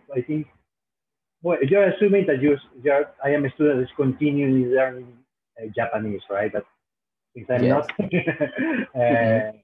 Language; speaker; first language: English; non-native, fluent; Spanish